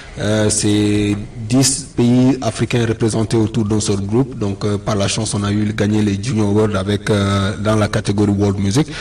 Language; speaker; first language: French; non-native, local second language; Wolof